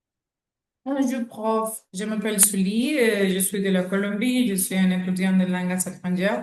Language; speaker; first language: French; non-native, learner; Spanish